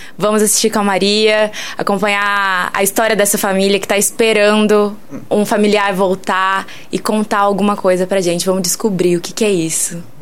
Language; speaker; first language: Portuguese; native; Portuguese